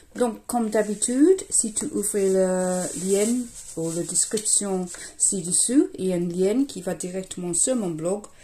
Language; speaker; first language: French; non-native, learner; English